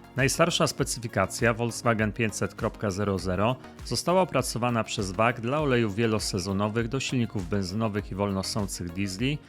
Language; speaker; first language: Polish; native; Polish